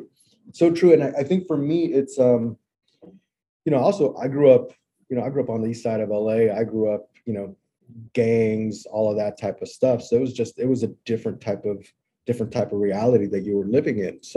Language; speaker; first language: English; native; English